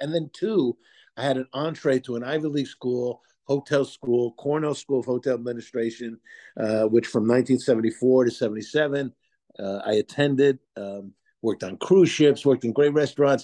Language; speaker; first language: English; native; English